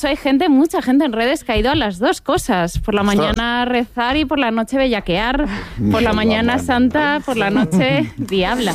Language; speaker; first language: Spanish; native; Spanish